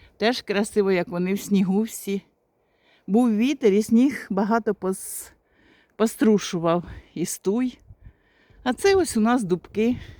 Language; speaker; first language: Ukrainian; native; Ukrainian